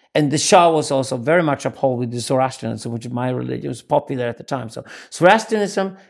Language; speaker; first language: English; non-native, fluent; Swedish